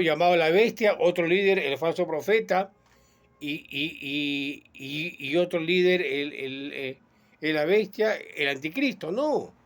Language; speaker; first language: Spanish; native; Spanish